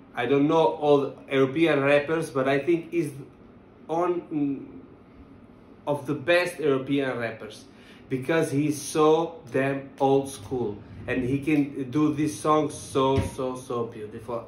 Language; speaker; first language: English; non-native, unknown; Italian